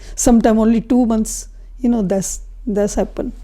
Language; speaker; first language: English; non-native, local second language; Punjabi